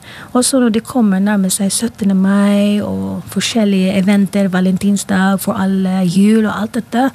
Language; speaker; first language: Norwegian; non-native, fluent; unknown